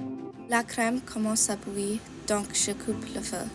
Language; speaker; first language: French; non-native, learner; English